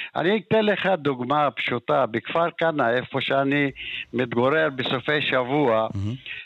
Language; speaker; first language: Hebrew; non-native, local second language; Arabic